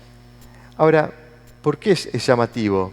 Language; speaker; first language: Spanish; native; Spanish